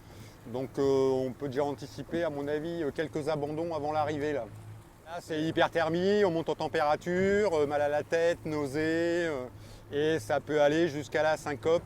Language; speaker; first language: French; native; French